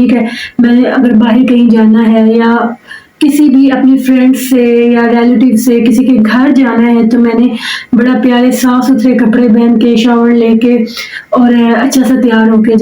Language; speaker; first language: Urdu; native; Urdu